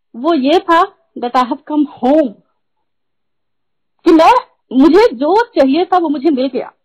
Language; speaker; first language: Hindi; native; Hindi